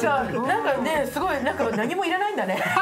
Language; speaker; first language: Japanese; native; Japanese